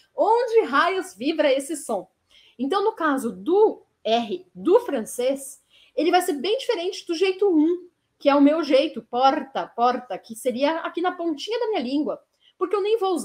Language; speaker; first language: Portuguese; native; Portuguese